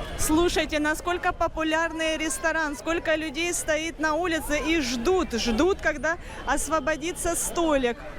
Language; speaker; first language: Russian; native; Russian